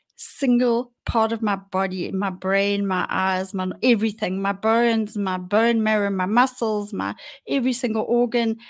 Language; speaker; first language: English; native; English